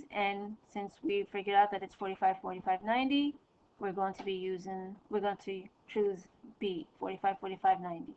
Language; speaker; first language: English; native; English